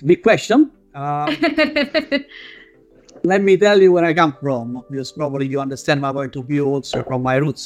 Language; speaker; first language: English; non-native, fluent; Italian